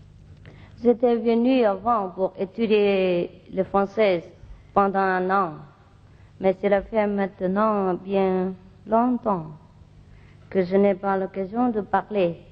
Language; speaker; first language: French; non-native, learner; Vietnamese